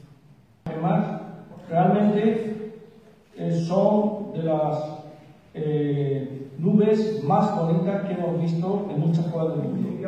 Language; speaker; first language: Spanish; native; Spanish